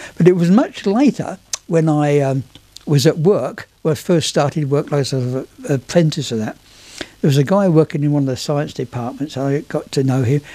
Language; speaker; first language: English; native; English